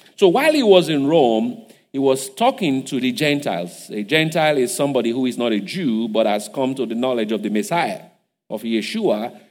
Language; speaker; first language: English; non-native, local second language; Yoruba